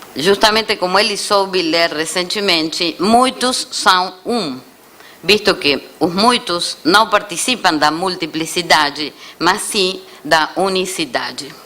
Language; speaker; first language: Portuguese; non-native, fluent; Spanish